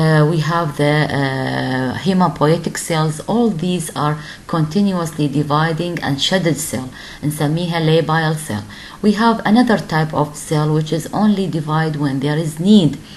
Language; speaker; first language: English; non-native, fluent; Arabic